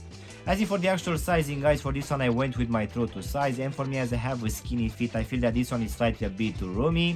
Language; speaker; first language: English; non-native, fluent; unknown